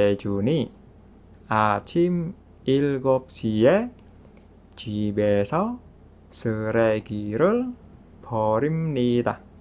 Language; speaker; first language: Korean; non-native, fluent; Indonesian